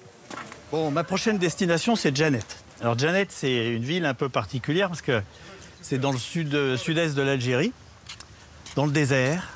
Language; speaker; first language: French; native; French